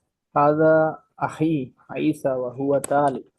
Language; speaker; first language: Arabic; non-native, learner; Urdu